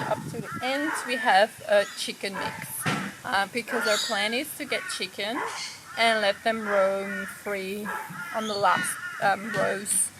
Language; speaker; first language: English; non-native, fluent; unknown